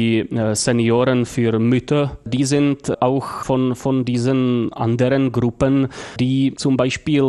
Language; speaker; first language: German; non-native, fluent; Czech